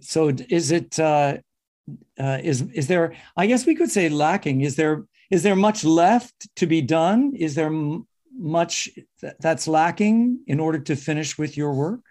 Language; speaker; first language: English; native; English